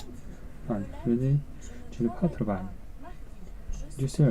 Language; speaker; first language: French; non-native, learner; Japanese